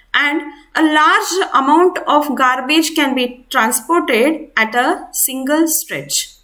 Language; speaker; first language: English; non-native, local second language; Kannada